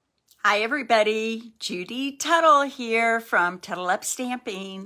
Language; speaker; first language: English; native; English